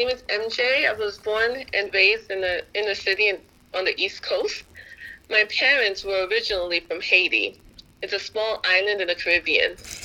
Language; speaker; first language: English; native; English